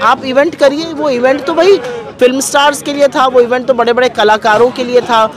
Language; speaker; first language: Hindi; native; Hindi